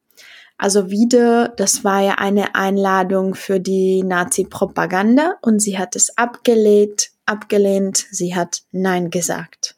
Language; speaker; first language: German; non-native, fluent; Czech